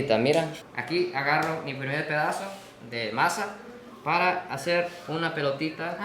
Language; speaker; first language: Spanish; non-native, fluent; Japanese